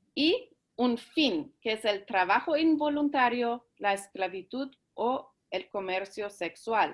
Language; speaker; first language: Spanish; early bilingual, heritage; Spanish